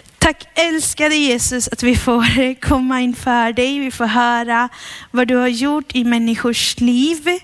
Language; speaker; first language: Swedish; early bilingual, heritage; Swedish